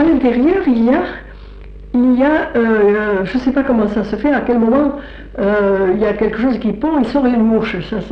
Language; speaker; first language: French; native; French